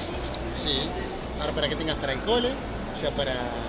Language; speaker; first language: Spanish; native; Spanish